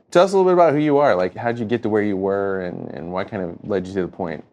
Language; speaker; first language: English; native; English